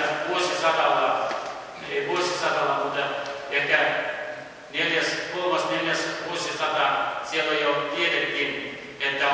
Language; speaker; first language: Finnish; early bilingual, heritage; Finnish